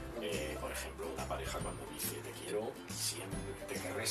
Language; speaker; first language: Spanish; native; Spanish